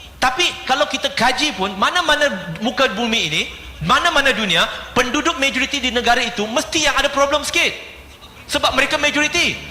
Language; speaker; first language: Malay; non-native, local second language; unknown